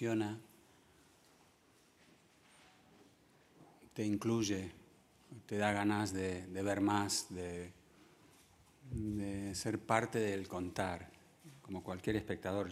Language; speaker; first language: Spanish; early bilingual, other home language; English